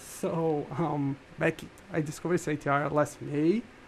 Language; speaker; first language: English; non-native, fluent; Portuguese